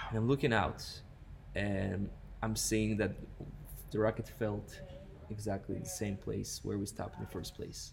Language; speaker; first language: English; non-native, fluent; Hebrew